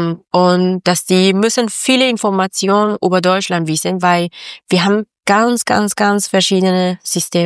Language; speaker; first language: German; non-native, learner; Persian